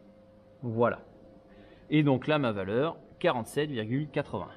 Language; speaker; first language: French; native; French